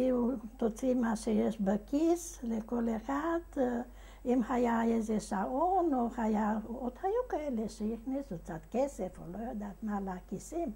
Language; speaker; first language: Hebrew; non-native, fluent; Hungarian